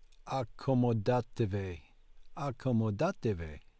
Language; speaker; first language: Italian; non-native, learner; English